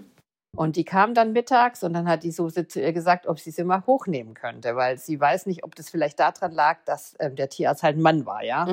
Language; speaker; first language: German; native; German